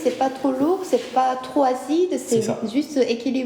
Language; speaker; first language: French; non-native, learner; Korean